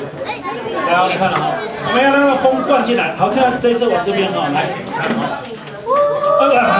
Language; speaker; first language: Chinese; native; Chinese